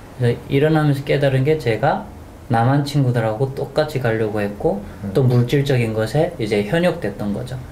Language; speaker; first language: Korean; native; Korean